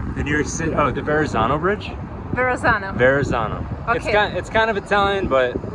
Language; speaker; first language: English; native; English